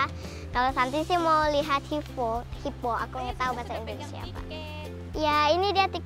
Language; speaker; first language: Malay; early bilingual, heritage; Indonesian